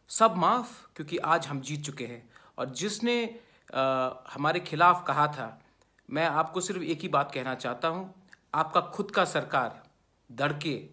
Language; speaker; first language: Hindi; non-native, local second language; Kok Borok